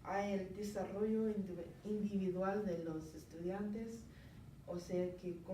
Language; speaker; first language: Spanish; non-native, learner; English